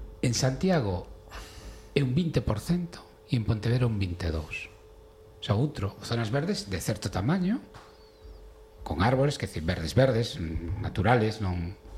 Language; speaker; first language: Galician; non-native, local second language; Spanish